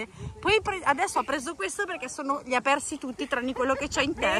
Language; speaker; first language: Italian; native; Italian